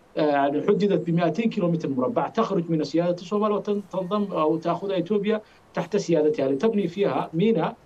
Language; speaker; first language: Arabic; non-native, fluent; Somali